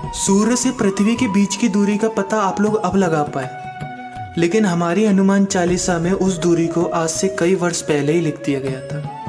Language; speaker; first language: Hindi; native; Hindi